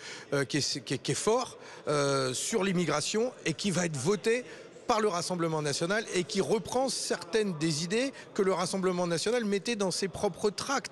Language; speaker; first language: French; native; French